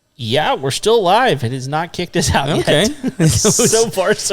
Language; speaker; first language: English; native; English